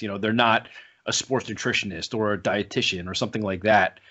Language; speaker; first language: English; native; English